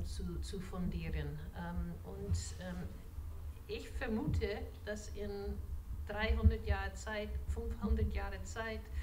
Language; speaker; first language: German; non-native, fluent; English